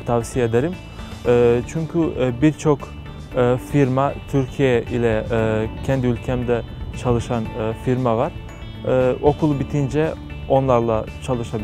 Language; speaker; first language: Turkish; non-native, fluent; Serbian